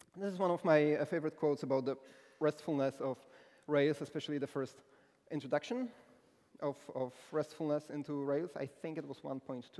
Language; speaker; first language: English; non-native, fluent; Polish